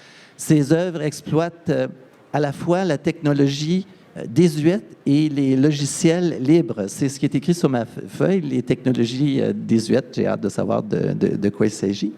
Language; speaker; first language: French; native; French